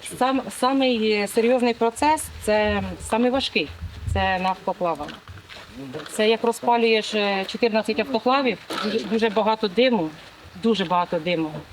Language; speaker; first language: Ukrainian; native; Ukrainian